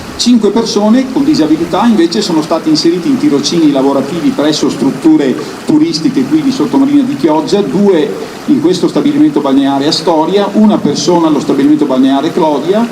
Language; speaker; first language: Italian; native; Italian